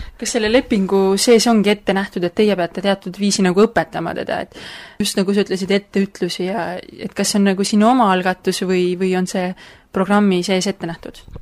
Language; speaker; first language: Estonian; native; Estonian